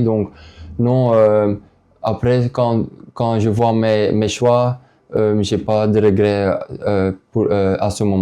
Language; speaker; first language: French; non-native, local second language; Dutch